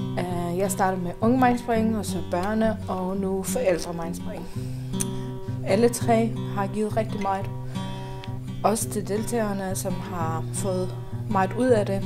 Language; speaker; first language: Danish; non-native, fluent; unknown